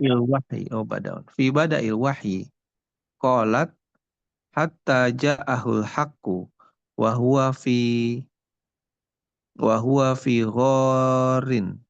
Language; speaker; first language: Arabic; non-native, learner; Indonesian